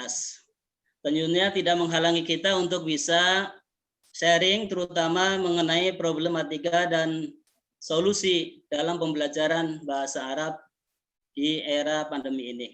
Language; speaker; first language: Indonesian; native; Indonesian